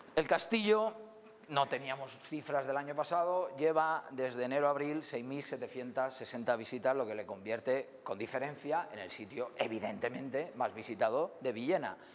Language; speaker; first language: Spanish; native; Spanish